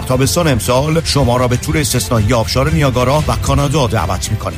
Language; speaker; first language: Persian; native; Persian